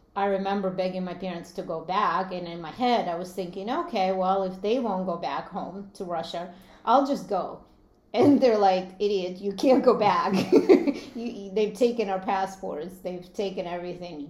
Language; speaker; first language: English; early bilingual, other home language; Latvian